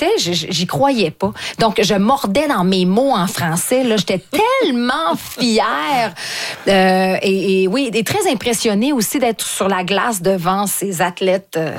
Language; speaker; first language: French; native; French